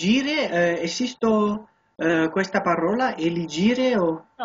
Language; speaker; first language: Italian; non-native, learner; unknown